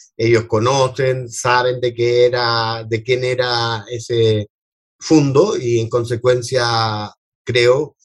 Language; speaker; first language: Spanish; native; Spanish